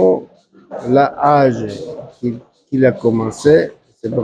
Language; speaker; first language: French; non-native, learner; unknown